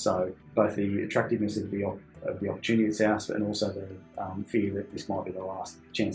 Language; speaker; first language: English; native; English